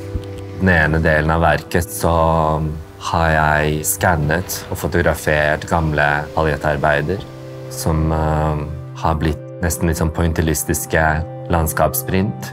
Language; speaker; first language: Norwegian; early bilingual, other home language; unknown